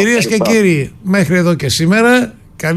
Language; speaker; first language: Greek; native; Greek